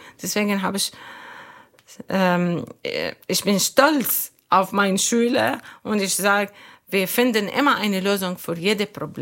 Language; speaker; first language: German; non-native, learner; Arabic